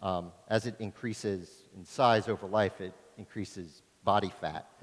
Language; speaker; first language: English; native; English